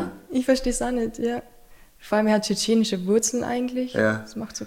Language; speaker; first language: German; native; German